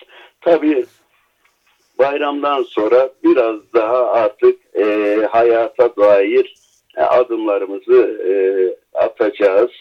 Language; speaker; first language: Turkish; native; Turkish